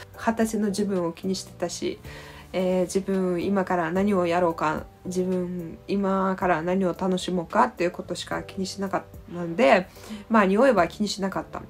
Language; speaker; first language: Japanese; non-native, fluent; Russian